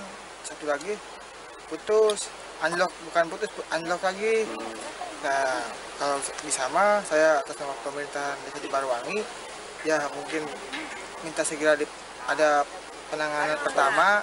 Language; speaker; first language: Indonesian; non-native, local second language; Sundanese